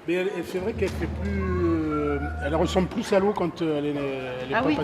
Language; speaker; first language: French; native; French